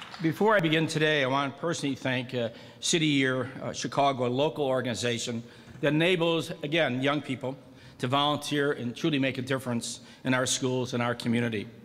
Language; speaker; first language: English; native; English